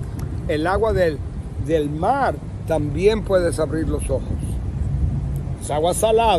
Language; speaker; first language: Spanish; non-native, fluent; English